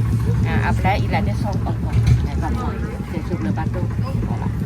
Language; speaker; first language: French; non-native, learner; Thai